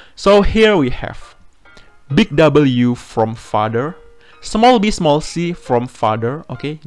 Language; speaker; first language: English; non-native, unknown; Indonesian